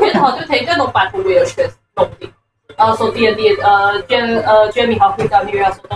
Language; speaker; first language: Swedish; non-native, learner; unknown